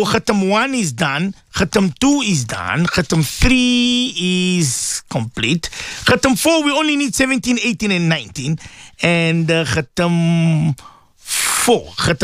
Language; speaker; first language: English; native; English